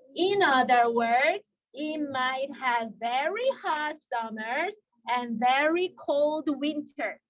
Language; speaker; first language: English; non-native, fluent; Korean